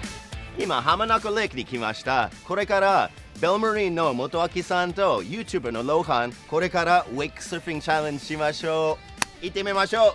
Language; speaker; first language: Japanese; non-native, fluent; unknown